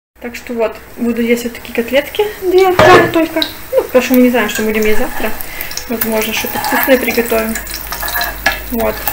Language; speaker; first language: Russian; native; Russian